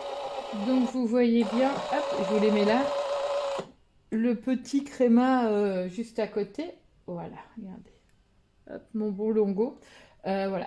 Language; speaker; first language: French; native; French